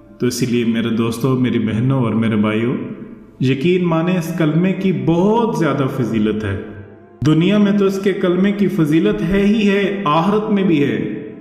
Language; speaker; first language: Urdu; non-native, local second language; Northern Hindko